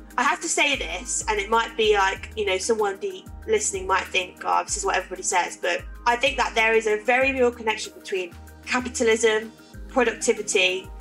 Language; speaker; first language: English; native; English